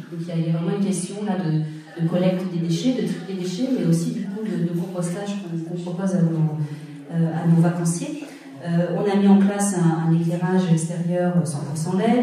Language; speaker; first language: French; native; French